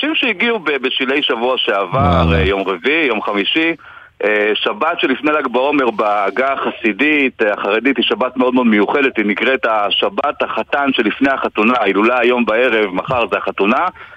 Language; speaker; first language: Hebrew; native; Hebrew